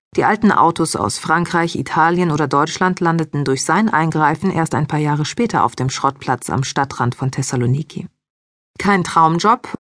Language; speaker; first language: German; early bilingual, other home language; Greek